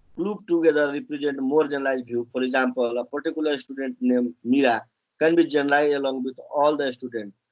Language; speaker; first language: English; non-native, local second language; Nepali